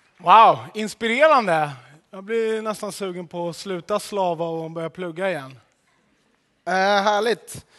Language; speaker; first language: Swedish; native; Swedish